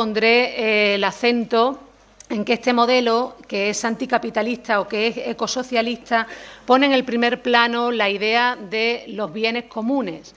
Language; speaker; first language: Spanish; native; Spanish